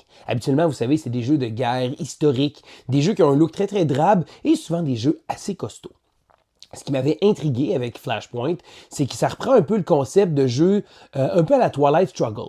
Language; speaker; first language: French; native; French